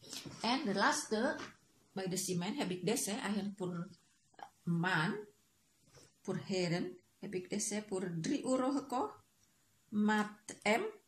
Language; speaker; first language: Dutch; non-native, learner; Indonesian